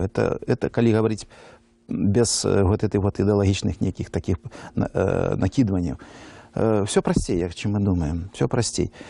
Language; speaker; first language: Russian; non-native, local second language; Belarusian